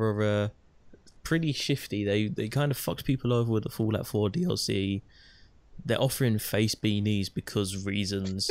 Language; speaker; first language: English; native; English